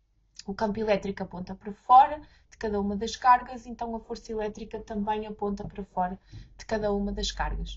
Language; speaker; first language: Portuguese; native; Portuguese